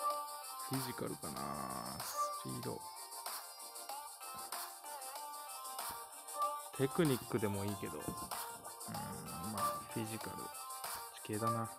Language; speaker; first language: Japanese; native; Japanese